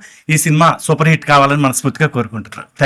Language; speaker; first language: Telugu; native; Telugu